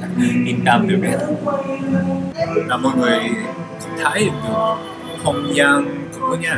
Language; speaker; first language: Vietnamese; non-native, fluent; Japanese